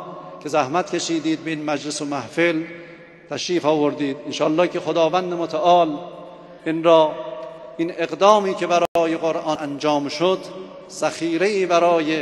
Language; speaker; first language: Persian; native; Persian